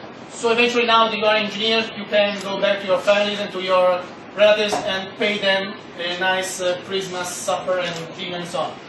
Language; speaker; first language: English; non-native, fluent; Italian